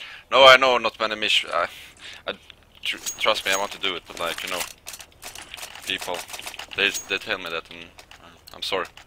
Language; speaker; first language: English; non-native, fluent; Swedish